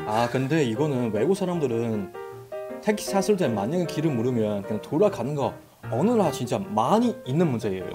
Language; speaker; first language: Korean; non-native, fluent; Chinese